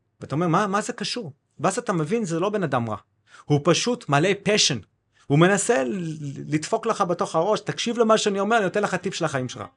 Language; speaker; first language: Hebrew; non-native, fluent; English